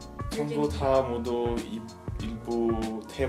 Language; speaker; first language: Korean; non-native, learner; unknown